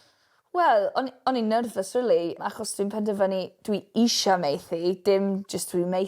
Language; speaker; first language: Welsh; non-native, local second language; English